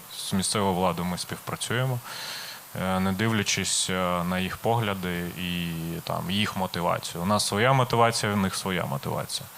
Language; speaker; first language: Ukrainian; native; Ukrainian